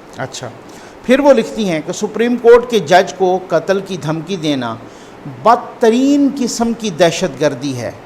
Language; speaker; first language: Urdu; native; Urdu